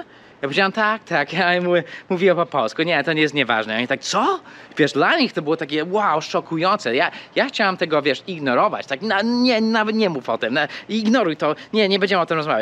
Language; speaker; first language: Polish; early bilingual, heritage; Polish